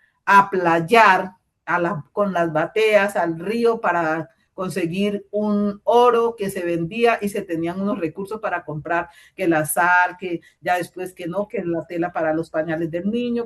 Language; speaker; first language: Spanish; native; Spanish